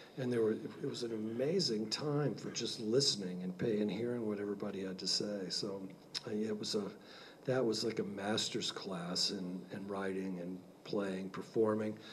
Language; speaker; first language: English; native; English